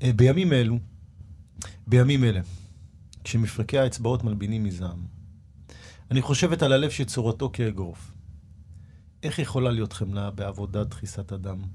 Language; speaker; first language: Hebrew; native; Hebrew